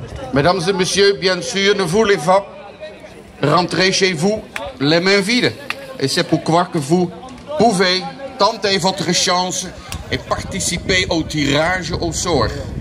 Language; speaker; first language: French; non-native, fluent; Dutch